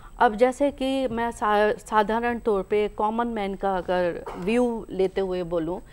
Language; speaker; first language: Hindi; native; Hindi